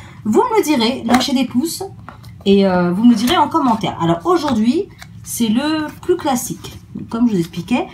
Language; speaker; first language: French; native; French